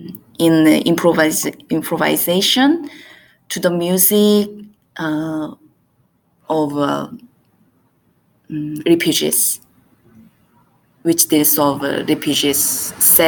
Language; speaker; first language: English; non-native, learner; Korean